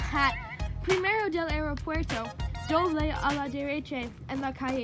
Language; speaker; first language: Spanish; non-native, learner; English